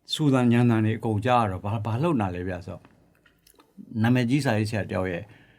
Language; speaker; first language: Burmese; native; Burmese